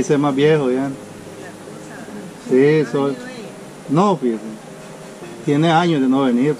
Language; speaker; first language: Spanish; native; Spanish